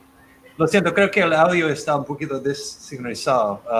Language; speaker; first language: Spanish; non-native, fluent; English